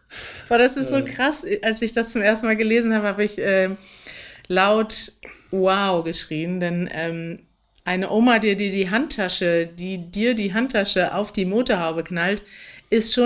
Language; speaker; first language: German; native; German